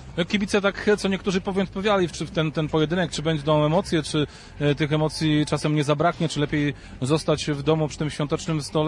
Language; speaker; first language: Polish; native; Polish